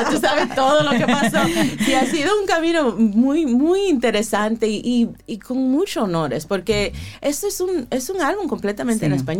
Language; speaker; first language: Spanish; early bilingual, heritage; Spanish